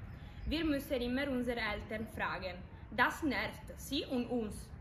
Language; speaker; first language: German; non-native, learner; Italian